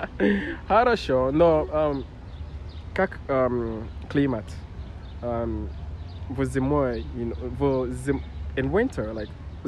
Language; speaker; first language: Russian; non-native, learner; English